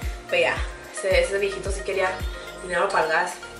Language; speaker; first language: Spanish; early bilingual, heritage; Spanish